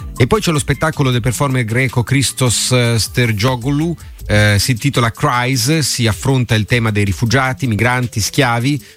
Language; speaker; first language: Italian; native; Italian